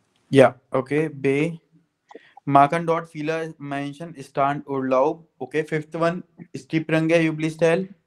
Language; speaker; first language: English; non-native, local second language; Hindi